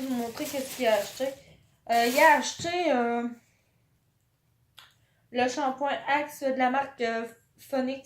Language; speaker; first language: French; native; French